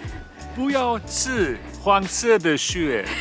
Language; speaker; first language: Chinese; non-native, learner; German